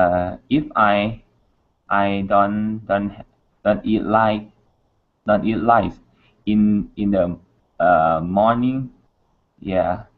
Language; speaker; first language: English; non-native, learner; Thai